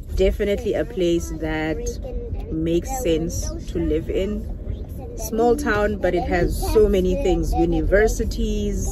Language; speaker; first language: English; non-native, local second language; Zulu